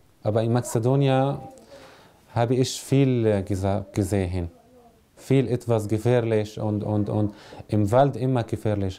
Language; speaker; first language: German; non-native, learner; Arabic